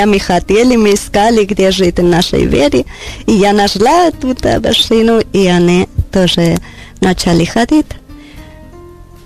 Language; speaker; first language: Russian; non-native, learner; Spanish